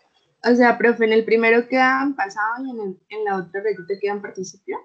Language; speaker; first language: Spanish; native; Spanish